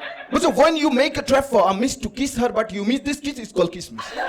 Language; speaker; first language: English; non-native, local second language; Bangla